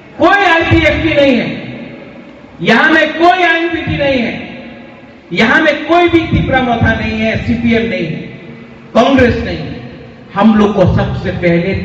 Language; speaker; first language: Hindi; non-native, local second language; Kok Borok